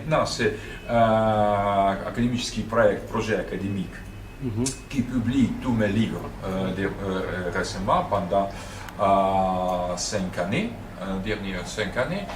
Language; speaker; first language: French; non-native, fluent; Russian